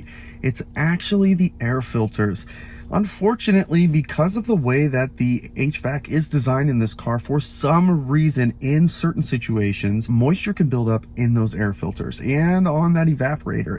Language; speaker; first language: English; native; English